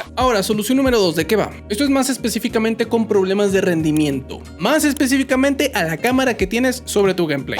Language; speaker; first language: Spanish; native; Spanish